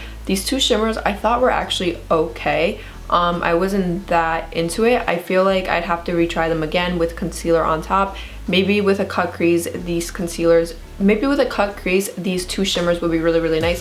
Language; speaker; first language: English; native; English